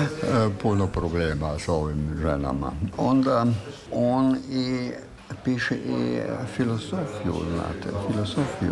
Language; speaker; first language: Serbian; non-native, fluent; German